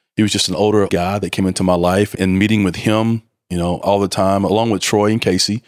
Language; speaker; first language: English; native; English